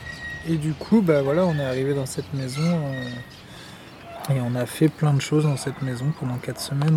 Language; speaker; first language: French; native; French